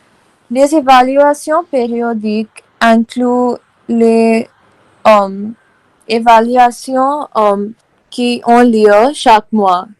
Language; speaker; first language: French; non-native, learner; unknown